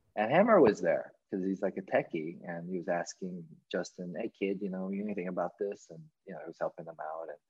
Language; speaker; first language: English; native; English